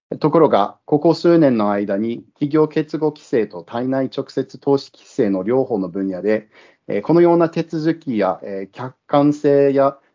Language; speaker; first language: Japanese; non-native, fluent; English